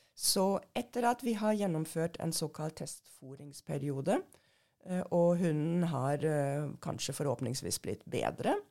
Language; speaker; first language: Norwegian; non-native, fluent; German